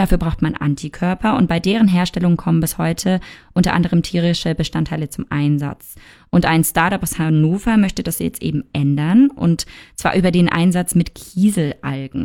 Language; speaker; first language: German; native; German